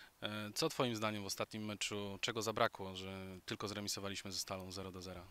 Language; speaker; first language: Polish; native; Polish